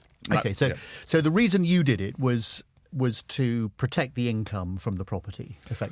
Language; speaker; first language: English; native; English